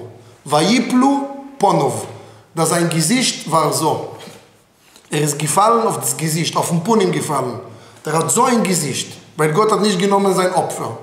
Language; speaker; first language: German; non-native, fluent; Hebrew